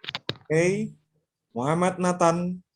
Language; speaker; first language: English; non-native, local second language; Indonesian